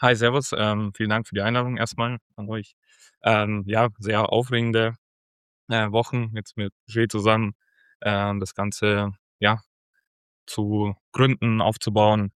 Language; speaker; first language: German; native; German